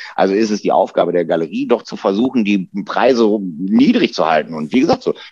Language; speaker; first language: German; native; German